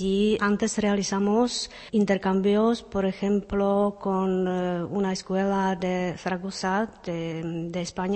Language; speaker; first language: Spanish; non-native, fluent; Czech